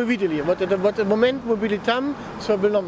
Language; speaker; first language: Russian; non-native, learner; German